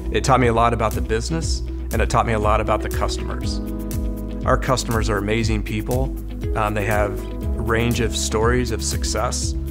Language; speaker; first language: English; native; English